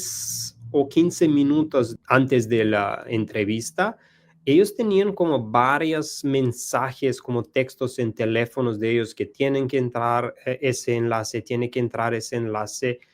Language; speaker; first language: Spanish; non-native, learner; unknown